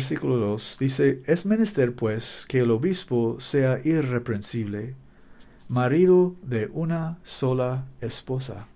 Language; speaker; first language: Spanish; non-native, learner; English